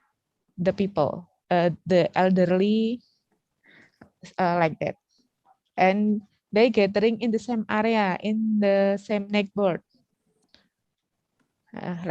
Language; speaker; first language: English; non-native, learner; Indonesian